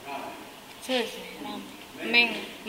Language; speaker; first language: Japanese; non-native, learner; Indonesian